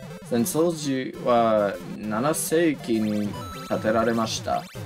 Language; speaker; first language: Japanese; non-native, learner; English